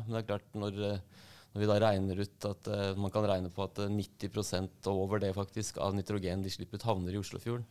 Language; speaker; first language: Norwegian; native; Norwegian